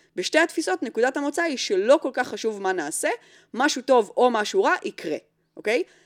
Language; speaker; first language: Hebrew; early bilingual, other home language; English